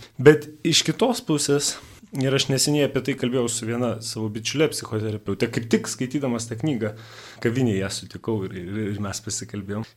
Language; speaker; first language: Lithuanian; native; Lithuanian